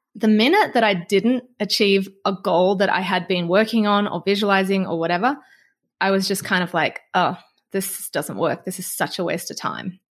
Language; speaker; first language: English; native; English